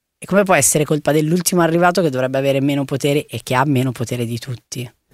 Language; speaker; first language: Italian; early bilingual, other home language; Tigrinya